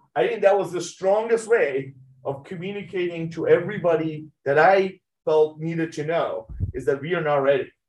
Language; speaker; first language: English; early bilingual, other home language; Persian